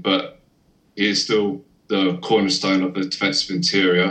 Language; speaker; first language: English; native; English